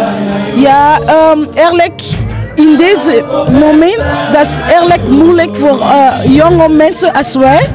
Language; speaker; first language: Dutch; early bilingual, other home language; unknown